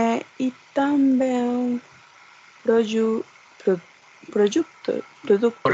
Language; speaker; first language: Portuguese; non-native, learner; Spanish